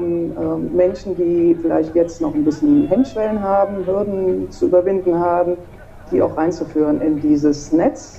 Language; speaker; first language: German; native; German